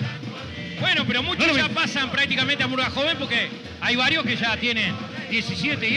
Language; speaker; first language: Spanish; native; Spanish